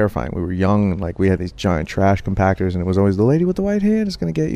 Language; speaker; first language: English; native; English